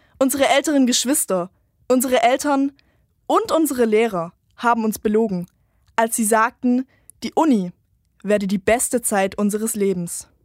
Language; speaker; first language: German; native; German